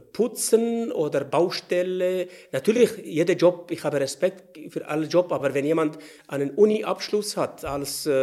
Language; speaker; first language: German; non-native, fluent; Arabic